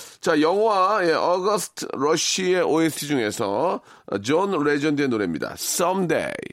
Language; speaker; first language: Korean; native; Korean